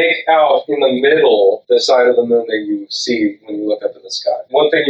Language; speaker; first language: English; non-native, local second language; Sinhala